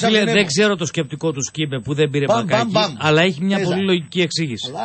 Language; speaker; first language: Greek; native; Greek